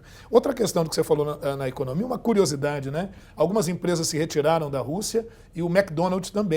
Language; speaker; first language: Portuguese; native; Portuguese